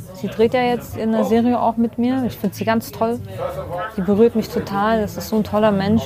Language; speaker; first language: German; early bilingual, other home language; Kurdish